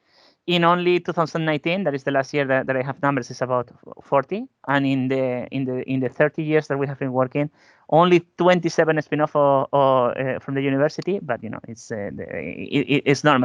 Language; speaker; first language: English; non-native, fluent; Spanish